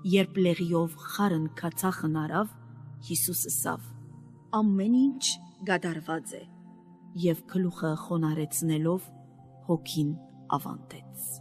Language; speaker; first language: Armenian; native; Armenian